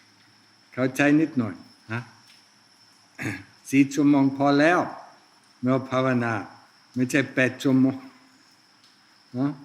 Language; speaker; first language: Thai; non-native, fluent; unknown